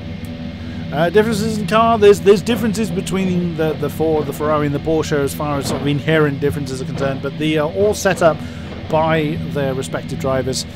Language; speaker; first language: English; native; English